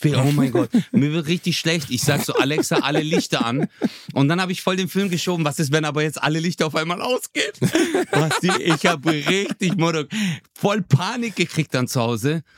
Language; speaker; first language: German; early bilingual, other home language; Turkish